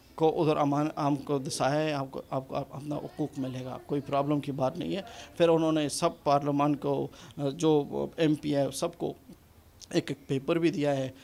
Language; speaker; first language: Urdu; non-native, fluent; Punjabi